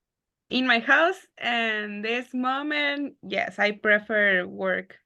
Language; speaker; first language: English; non-native, learner; Spanish